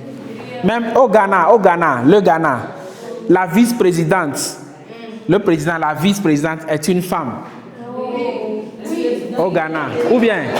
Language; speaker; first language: French; non-native, local second language; Kinyarwanda